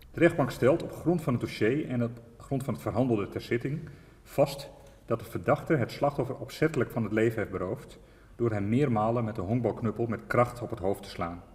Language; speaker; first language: Dutch; native; Dutch